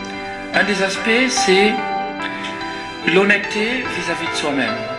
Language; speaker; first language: French; native; French